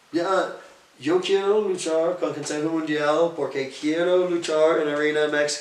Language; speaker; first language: Spanish; non-native, learner; English